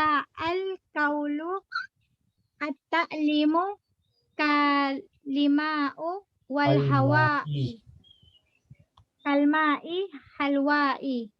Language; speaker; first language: Arabic; non-native, learner; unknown